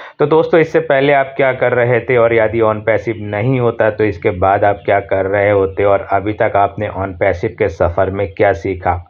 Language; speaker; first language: Hindi; native; Hindi